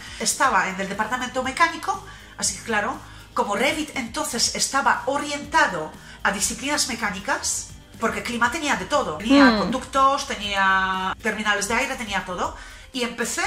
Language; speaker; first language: Spanish; non-native, fluent; Polish